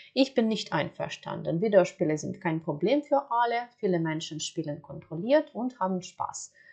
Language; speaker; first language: German; non-native, fluent; Ukrainian